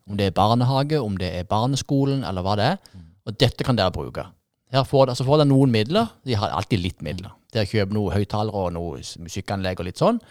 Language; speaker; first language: Norwegian; native; Norwegian